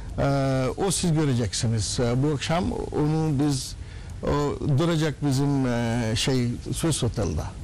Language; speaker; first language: Turkish; non-native, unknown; Urdu